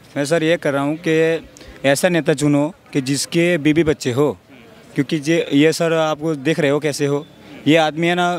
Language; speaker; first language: Hindi; non-native, local second language; Gujarati